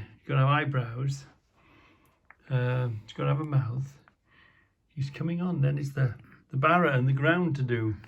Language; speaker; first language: English; native; English